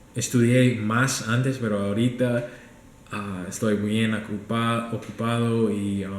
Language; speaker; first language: Spanish; non-native, fluent; English